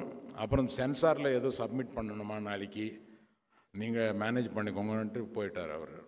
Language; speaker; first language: Tamil; non-native, local second language; Telugu